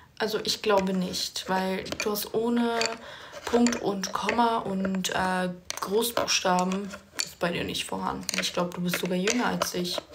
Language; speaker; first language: German; early bilingual, other home language; Turkish